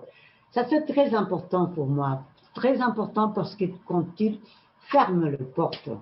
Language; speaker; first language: French; non-native, learner; Spanish